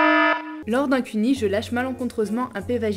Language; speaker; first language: French; native; French